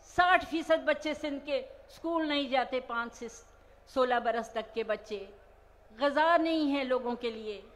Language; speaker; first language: Urdu; native; Urdu